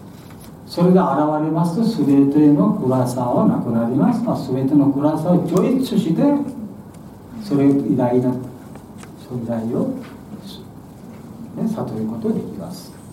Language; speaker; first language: Japanese; non-native, learner; Bangla